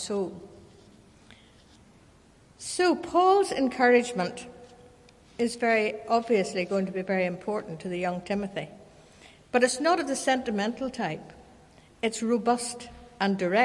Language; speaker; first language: English; native; English